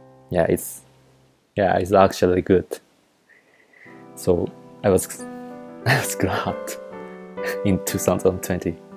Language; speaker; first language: English; non-native, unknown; Japanese